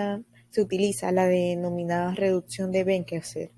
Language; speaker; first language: Spanish; native; Spanish